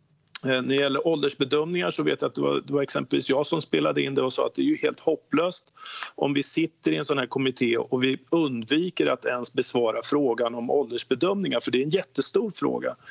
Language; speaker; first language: Swedish; native; Swedish